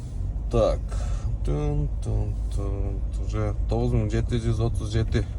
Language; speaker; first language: Russian; non-native, local second language; Kyrgyz